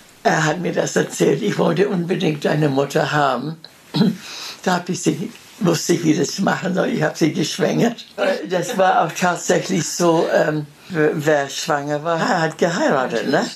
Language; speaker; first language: German; early bilingual, heritage; German